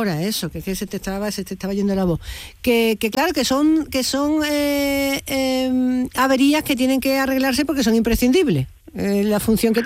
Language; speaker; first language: Spanish; native; Spanish